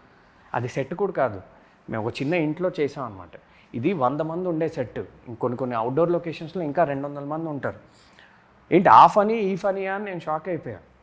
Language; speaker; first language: Telugu; native; Telugu